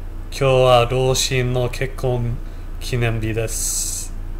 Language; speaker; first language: Japanese; non-native, learner; English